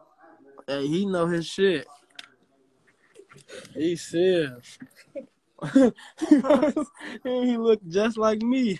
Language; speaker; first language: English; native; English